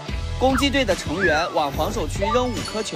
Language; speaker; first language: Chinese; native; Chinese